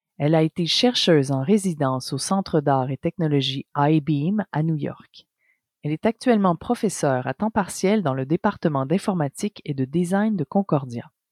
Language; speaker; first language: French; native; French